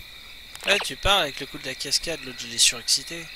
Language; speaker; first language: French; native; French